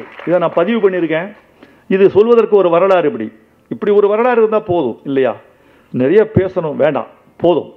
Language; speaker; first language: Tamil; native; Tamil